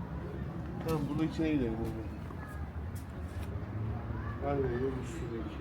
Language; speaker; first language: Turkish; native; Turkish